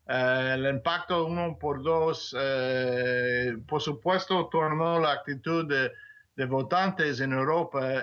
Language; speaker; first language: Spanish; non-native, fluent; English